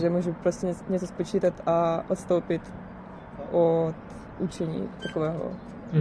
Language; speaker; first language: Czech; non-native, fluent; Russian